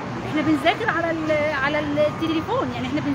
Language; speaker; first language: Arabic; native; Arabic